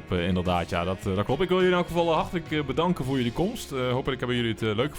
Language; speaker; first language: Dutch; native; Dutch